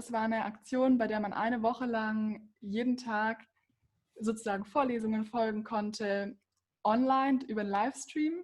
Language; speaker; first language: German; native; German